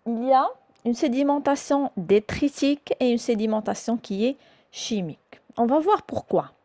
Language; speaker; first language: French; non-native, local second language; Arabic